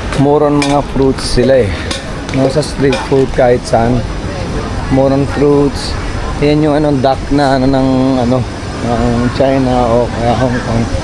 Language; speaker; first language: Filipino; non-native, fluent; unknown